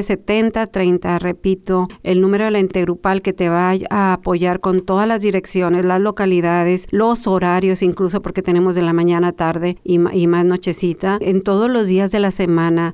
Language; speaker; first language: Spanish; native; Spanish